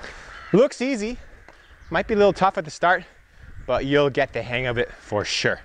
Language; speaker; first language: English; native; English